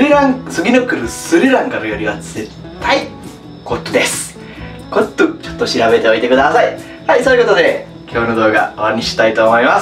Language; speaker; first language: Japanese; non-native, fluent; Sinhala